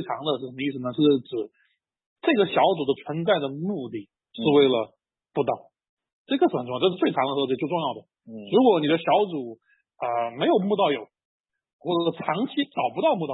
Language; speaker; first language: Chinese; native; Chinese